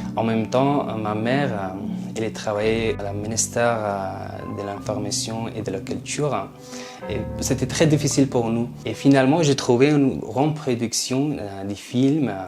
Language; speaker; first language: French; non-native, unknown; Persian